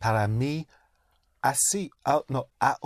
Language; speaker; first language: Spanish; non-native, learner; English